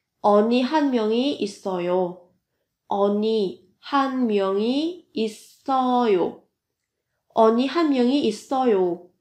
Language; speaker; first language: Korean; non-native, fluent; Vietnamese